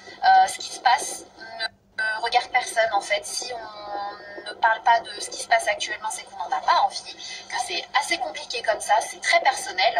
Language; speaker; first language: French; native; French